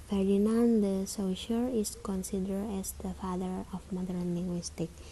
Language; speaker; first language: English; non-native, learner; Indonesian